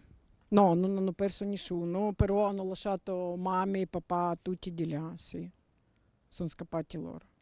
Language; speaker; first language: Italian; non-native, learner; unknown